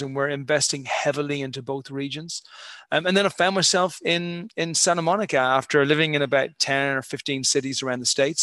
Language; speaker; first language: English; native; English